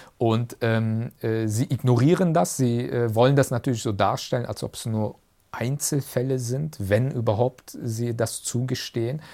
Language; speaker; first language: German; early bilingual, other home language; Turkish